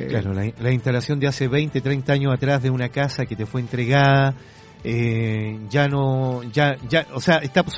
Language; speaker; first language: Spanish; native; Spanish